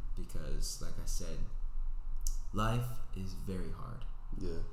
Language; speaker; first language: English; native; English